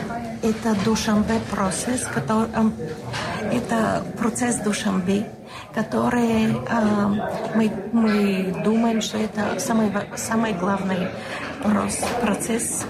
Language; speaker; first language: Russian; non-native, learner; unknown